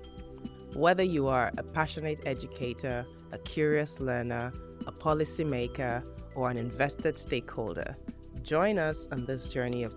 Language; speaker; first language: English; non-native, local second language; Igbo